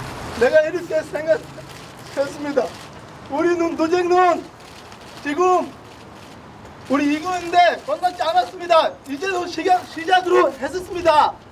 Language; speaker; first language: Korean; non-native, learner; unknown